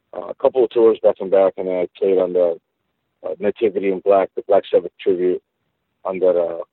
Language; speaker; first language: English; early bilingual, other home language; Spanish